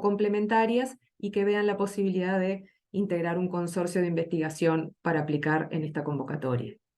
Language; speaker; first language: Spanish; native; Spanish